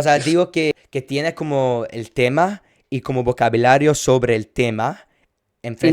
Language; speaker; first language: Spanish; non-native, fluent; English